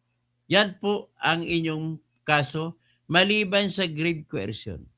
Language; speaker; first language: Filipino; native; Filipino